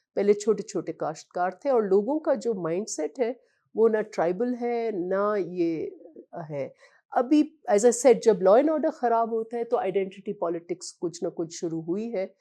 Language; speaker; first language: Urdu; non-native, local second language; Sindhi